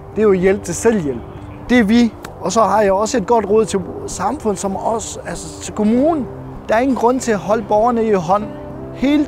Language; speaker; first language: Danish; non-native, fluent; Persian